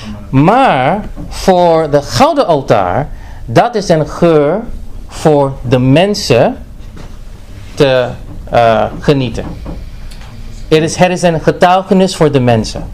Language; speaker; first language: Dutch; non-native, fluent; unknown